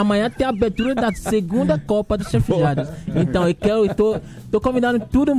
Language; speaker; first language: Portuguese; non-native, fluent; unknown